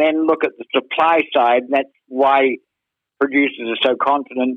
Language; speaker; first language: English; native; English